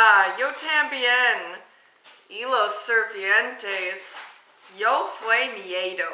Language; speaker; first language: Spanish; non-native, learner; English